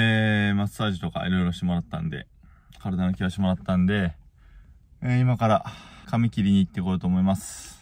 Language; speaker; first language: Japanese; native; Japanese